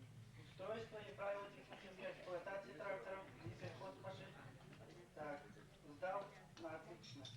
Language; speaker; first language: Russian; non-native, local second language; Yakut